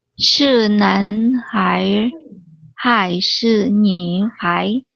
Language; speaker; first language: Chinese; non-native, learner; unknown